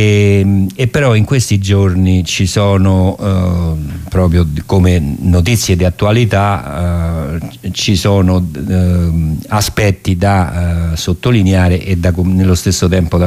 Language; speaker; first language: Italian; native; Italian